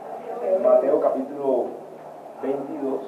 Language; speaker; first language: Spanish; native; Spanish